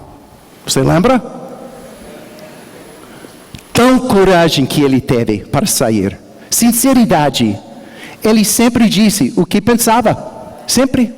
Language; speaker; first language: Portuguese; non-native, learner; English